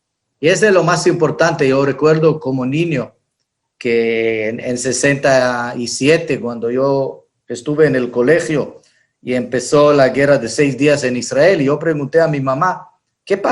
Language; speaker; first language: Spanish; non-native, fluent; Hebrew